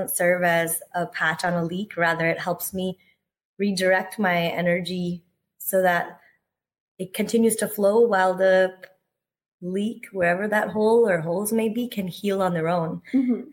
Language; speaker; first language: English; native; English